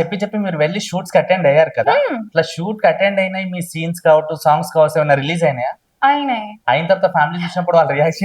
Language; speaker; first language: Telugu; native; Telugu